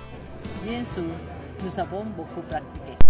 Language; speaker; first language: French; non-native, learner; Spanish